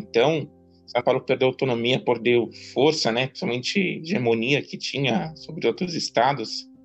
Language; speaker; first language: Portuguese; native; Portuguese